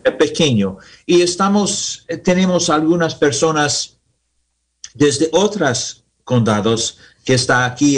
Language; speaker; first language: Spanish; non-native, learner; English